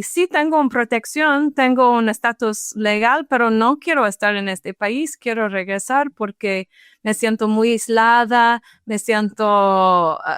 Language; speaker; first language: Spanish; non-native, fluent; English